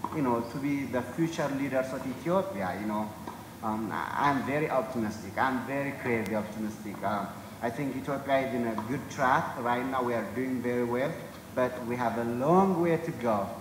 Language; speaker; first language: English; non-native, fluent; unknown